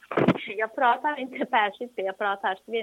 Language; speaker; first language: Swedish; non-native, learner; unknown